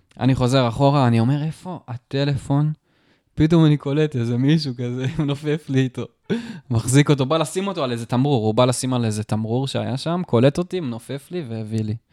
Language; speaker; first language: Hebrew; native; Hebrew